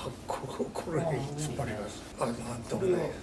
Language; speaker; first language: Japanese; native; Japanese